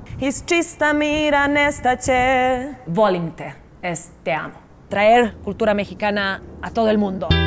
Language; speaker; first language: Spanish; non-native, fluent; Serbian